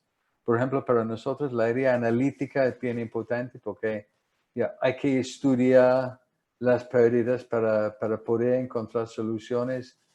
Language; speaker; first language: Spanish; non-native, fluent; English